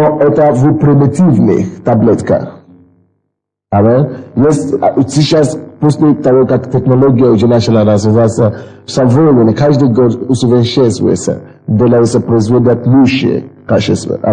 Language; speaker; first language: Russian; non-native, fluent; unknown